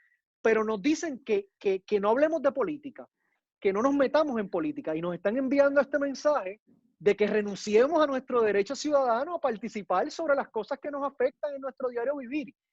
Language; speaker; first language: Spanish; native; Spanish